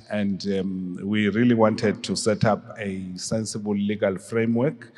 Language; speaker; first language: English; non-native, local second language; Swati